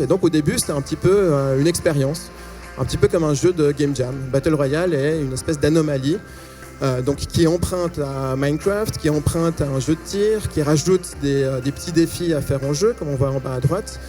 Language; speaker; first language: French; native; French